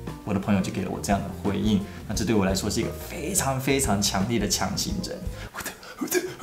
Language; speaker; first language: Chinese; early bilingual, other home language; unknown